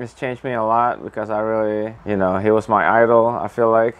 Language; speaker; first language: English; early bilingual, other home language; Indonesian